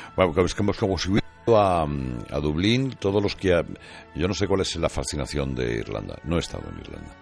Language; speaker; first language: Spanish; native; Spanish